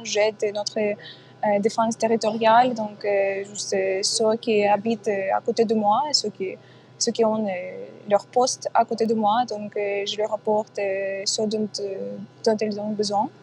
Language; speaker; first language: French; non-native, fluent; Ukrainian